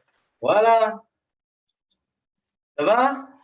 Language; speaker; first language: French; non-native, fluent; Spanish